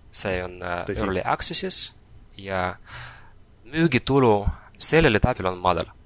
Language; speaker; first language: Estonian; non-native, local second language; Russian